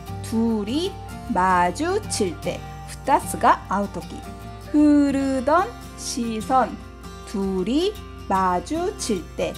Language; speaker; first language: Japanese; non-native, fluent; Korean